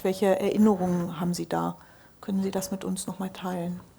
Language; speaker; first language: German; native; German